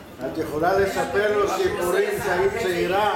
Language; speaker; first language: Hebrew; native; Hebrew